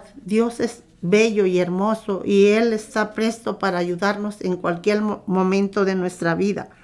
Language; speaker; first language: Spanish; native; Spanish